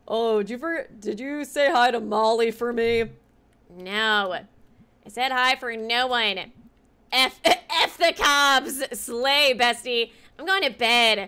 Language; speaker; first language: English; native; English